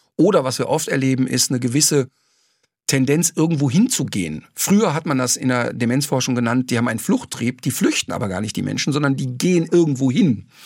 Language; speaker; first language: German; native; German